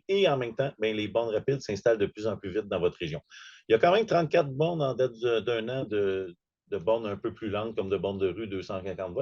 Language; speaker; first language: French; native; French